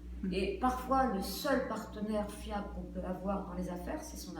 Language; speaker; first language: French; native; French